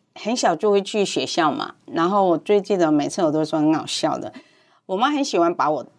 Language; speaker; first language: Chinese; non-native, fluent; Cantonese